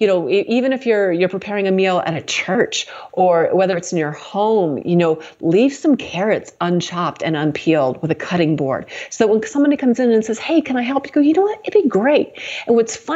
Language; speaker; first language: English; native; English